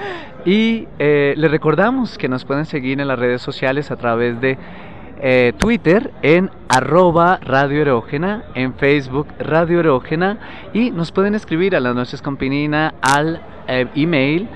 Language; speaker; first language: Spanish; native; Spanish